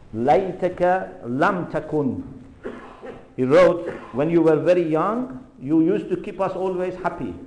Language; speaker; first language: English; non-native, fluent; Persian